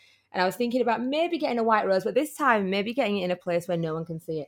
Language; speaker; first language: English; native; English